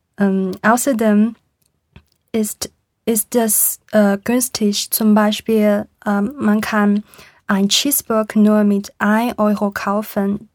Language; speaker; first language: German; non-native, learner; Chinese